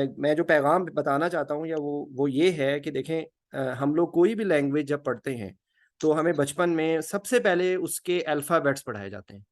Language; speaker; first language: Urdu; native; Urdu